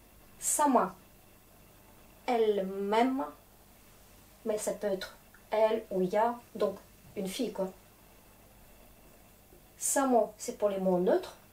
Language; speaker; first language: French; non-native, fluent; Russian